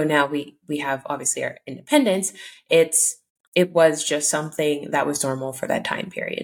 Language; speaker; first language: English; early bilingual, other home language; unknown